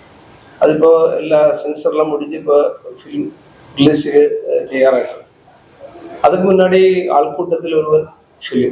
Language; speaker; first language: Tamil; non-native, local second language; Malayalam